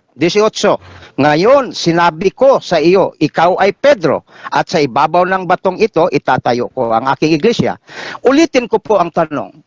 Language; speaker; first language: Filipino; non-native, local second language; Cebuano